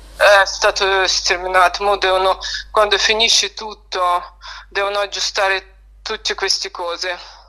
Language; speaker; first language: Italian; non-native, learner; Ukrainian